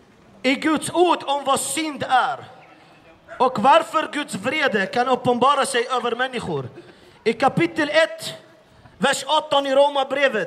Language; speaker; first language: Swedish; non-native, fluent; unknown